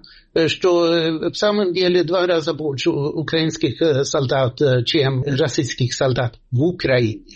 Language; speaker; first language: Russian; non-native, fluent; Swedish